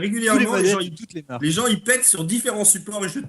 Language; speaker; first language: French; native; French